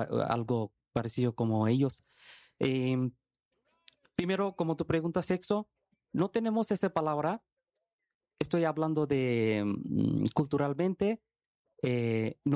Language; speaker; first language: Spanish; non-native, learner; Bangla